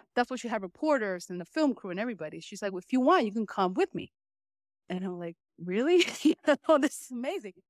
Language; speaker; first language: English; early bilingual, other home language; Spanish